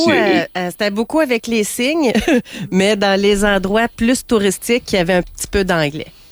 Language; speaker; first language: French; native; French